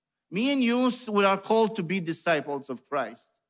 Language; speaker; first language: English; non-native, fluent; Romanian